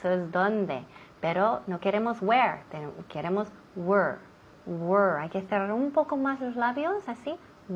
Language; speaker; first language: Spanish; non-native, fluent; English